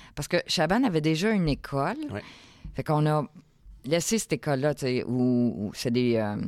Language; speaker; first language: French; native; French